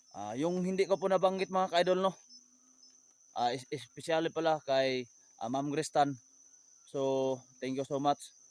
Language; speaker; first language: Filipino; non-native, local second language; Cebuano